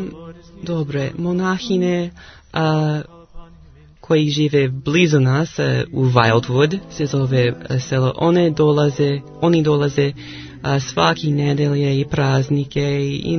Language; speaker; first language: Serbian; non-native, learner; English